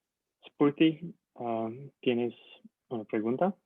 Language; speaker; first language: Spanish; non-native, learner; English